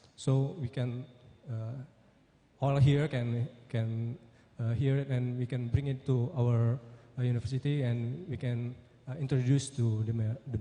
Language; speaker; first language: English; non-native, learner; Indonesian